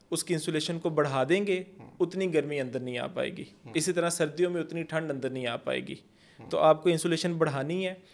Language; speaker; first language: Urdu; non-native, local second language; Punjabi